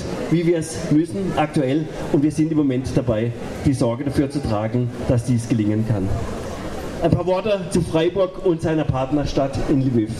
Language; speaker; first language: German; native; German